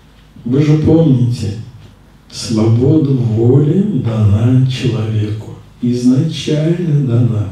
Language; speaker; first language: Czech; non-native, learner; Russian